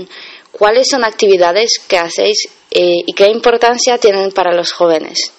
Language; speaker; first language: Spanish; non-native, fluent; Polish